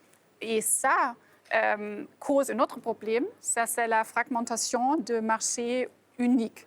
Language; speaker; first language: French; non-native, fluent; German